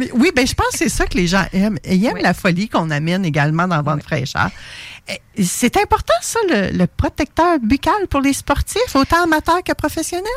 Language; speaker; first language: French; native; French